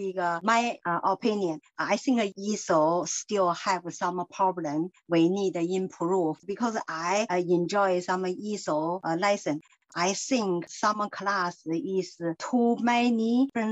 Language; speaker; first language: English; non-native, learner; Chinese